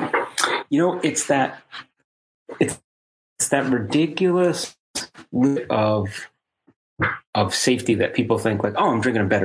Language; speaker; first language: English; native; English